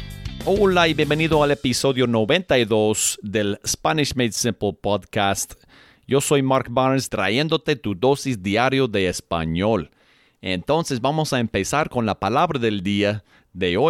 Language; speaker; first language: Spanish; non-native, fluent; English